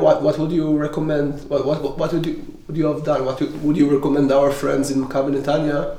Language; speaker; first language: English; non-native, fluent; Hebrew